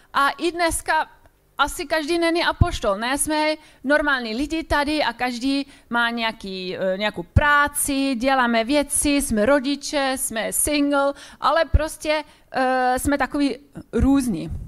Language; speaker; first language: Czech; non-native, fluent; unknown